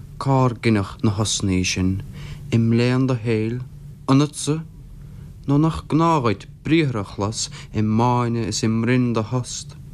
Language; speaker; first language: Irish; non-native, local second language; English